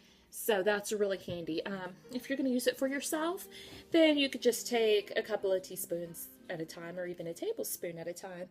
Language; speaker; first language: English; native; English